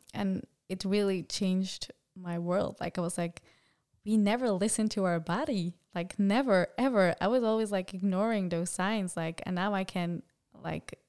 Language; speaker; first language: English; non-native, fluent; Dutch